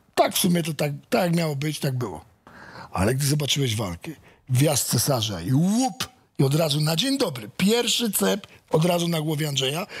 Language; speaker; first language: Polish; native; Polish